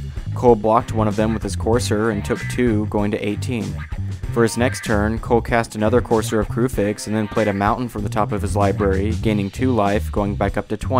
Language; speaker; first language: English; native; English